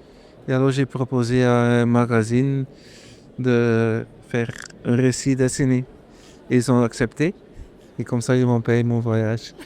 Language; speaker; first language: French; non-native, fluent; Dutch